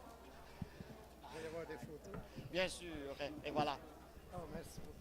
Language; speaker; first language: French; non-native, fluent; Vietnamese